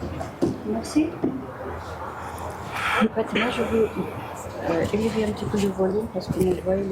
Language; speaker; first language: French; non-native, fluent; Persian